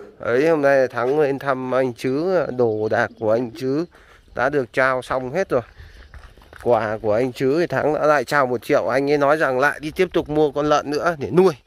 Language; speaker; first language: Vietnamese; native; Vietnamese